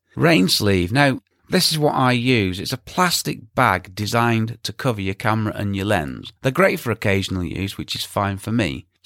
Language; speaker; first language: English; native; English